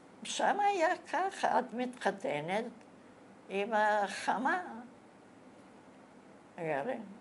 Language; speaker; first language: Hebrew; non-native, fluent; Bulgarian